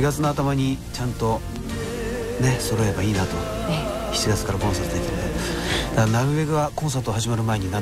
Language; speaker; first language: Japanese; native; Japanese